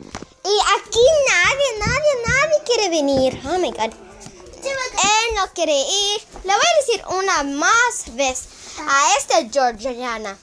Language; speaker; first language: Spanish; early bilingual, heritage; Spanish